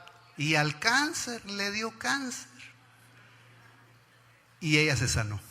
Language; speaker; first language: Spanish; native; Spanish